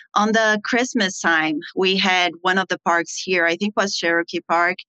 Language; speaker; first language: English; non-native, fluent; Portuguese